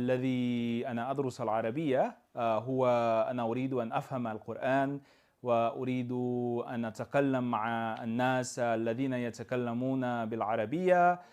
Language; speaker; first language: Arabic; non-native, learner; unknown